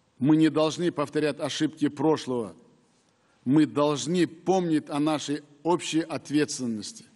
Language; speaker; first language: Russian; non-native, local second language; Uzbek